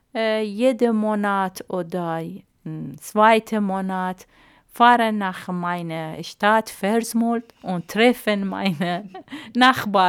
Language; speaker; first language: German; non-native, learner; Arabic